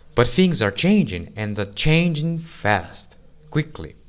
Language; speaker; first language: English; non-native, fluent; Portuguese